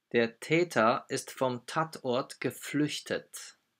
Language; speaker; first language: German; non-native, fluent; Polish